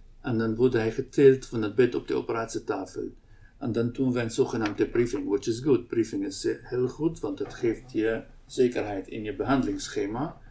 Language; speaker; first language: Dutch; non-native, local second language; Arabic